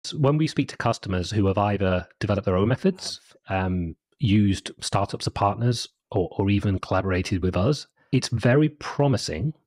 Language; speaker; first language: English; native; English